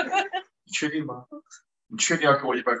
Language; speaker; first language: Chinese; native; Chinese